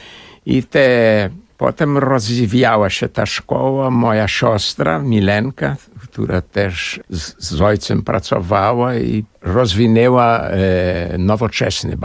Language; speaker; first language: Polish; early bilingual, heritage; Portuguese